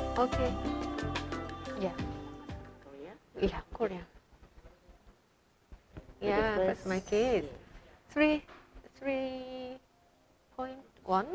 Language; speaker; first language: English; non-native, learner; Korean